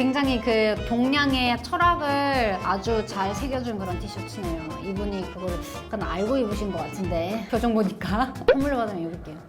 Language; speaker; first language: Korean; non-native, fluent; Kazakh